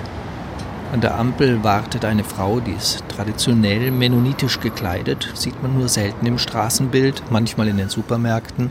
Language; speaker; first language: German; native; German